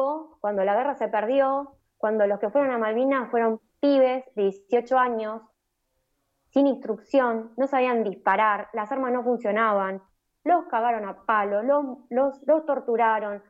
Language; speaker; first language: Spanish; native; Spanish